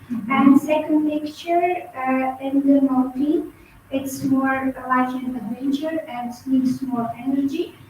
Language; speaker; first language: English; non-native, learner; Uzbek